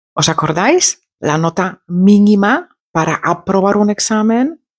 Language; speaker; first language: Spanish; non-native, fluent; Polish